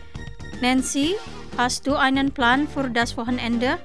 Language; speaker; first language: German; non-native, fluent; Indonesian